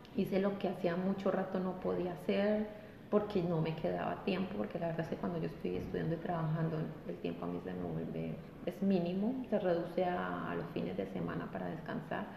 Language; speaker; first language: Spanish; native; Spanish